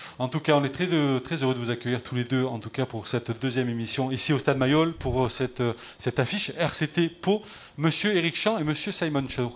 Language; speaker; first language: French; native; French